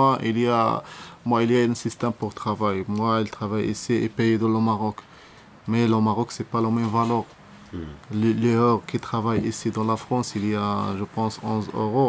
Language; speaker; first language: French; non-native, learner; Arabic